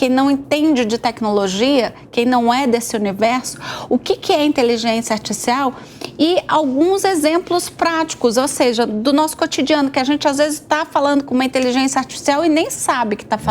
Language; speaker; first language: Portuguese; native; Portuguese